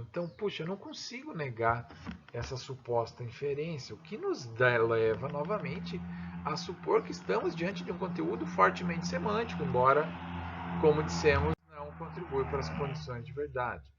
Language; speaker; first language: Portuguese; native; Portuguese